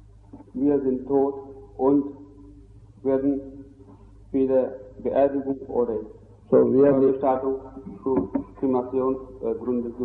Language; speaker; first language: German; non-native, fluent; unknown